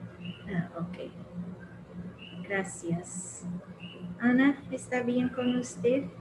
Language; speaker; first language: Spanish; non-native, fluent; English